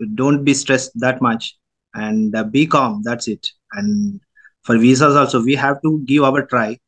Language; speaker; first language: English; non-native, local second language; Telugu